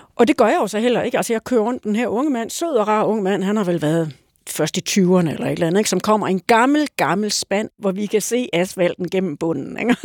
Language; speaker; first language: Danish; native; Danish